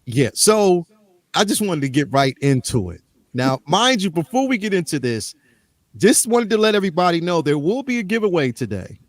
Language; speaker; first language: English; native; English